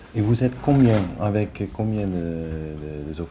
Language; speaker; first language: French; non-native, learner; Dutch